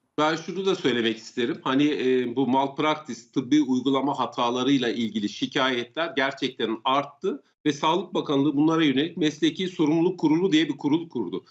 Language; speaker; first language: Turkish; native; Turkish